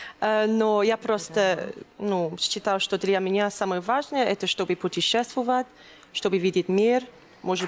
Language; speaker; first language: Russian; non-native, learner; English